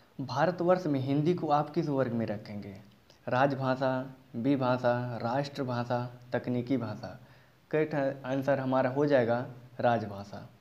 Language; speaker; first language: Hindi; native; Hindi